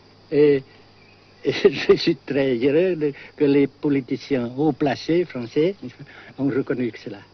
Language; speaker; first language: French; non-native, fluent; Vietnamese